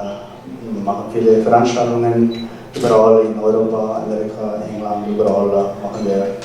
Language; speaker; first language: German; non-native, learner; Tibetan